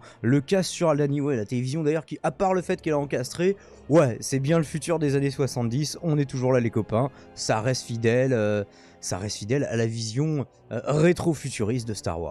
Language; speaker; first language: French; native; French